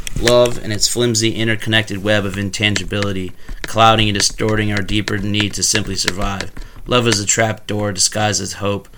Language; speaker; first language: English; native; English